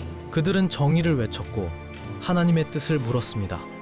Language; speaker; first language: Korean; native; Korean